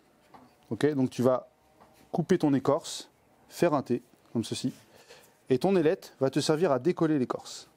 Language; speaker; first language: French; native; French